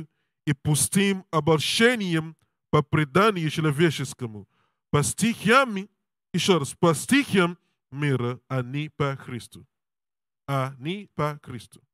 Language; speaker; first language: Russian; non-native, learner; English